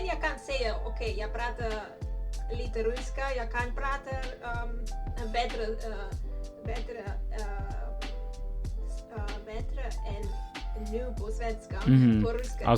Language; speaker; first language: Swedish; non-native, learner; Spanish